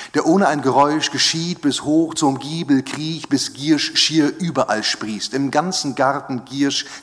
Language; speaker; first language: German; native; German